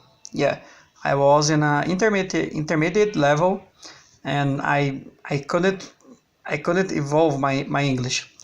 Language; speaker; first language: English; non-native, learner; Portuguese